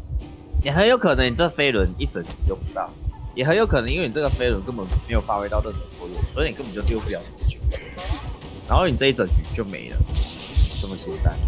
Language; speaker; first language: Chinese; native; Chinese